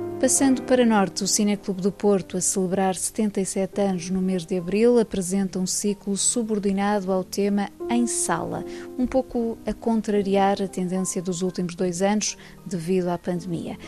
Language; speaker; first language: Portuguese; native; Portuguese